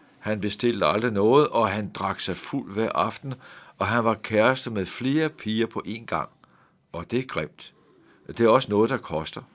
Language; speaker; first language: Danish; native; Danish